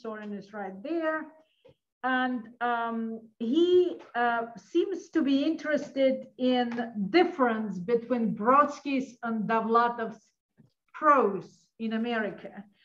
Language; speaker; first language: English; early bilingual, other home language; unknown